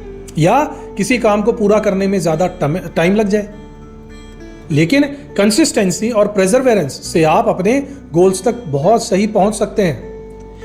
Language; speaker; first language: Hindi; native; Hindi